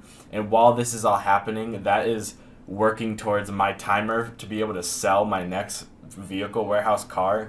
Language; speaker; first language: English; native; English